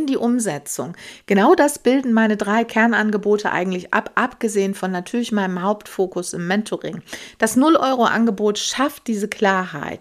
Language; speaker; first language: German; native; German